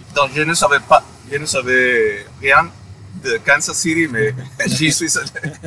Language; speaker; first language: French; non-native, fluent; Spanish